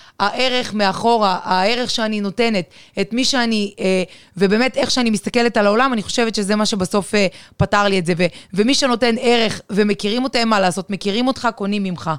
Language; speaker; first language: Hebrew; non-native, fluent; Russian